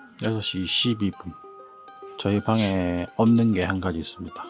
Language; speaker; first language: Korean; native; Korean